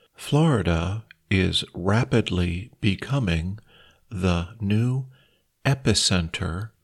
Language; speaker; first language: English; native; English